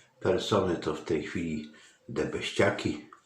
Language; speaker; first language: Polish; native; Polish